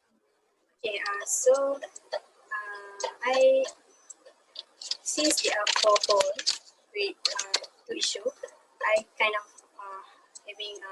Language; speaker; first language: English; non-native, local second language; Malay